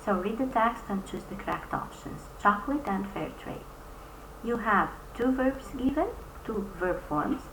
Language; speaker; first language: English; non-native, fluent; Albanian